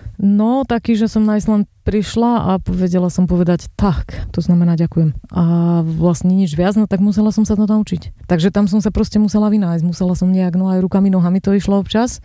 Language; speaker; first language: Slovak; native; Slovak